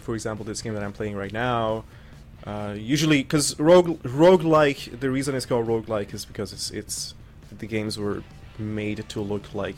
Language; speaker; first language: English; non-native, fluent; Persian